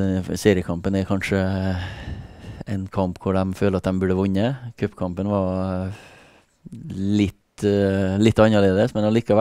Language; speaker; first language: Norwegian; native; Norwegian